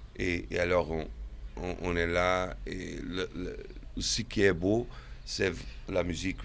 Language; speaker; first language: French; non-native, fluent; Portuguese